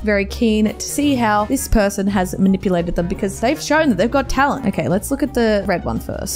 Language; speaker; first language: English; native; English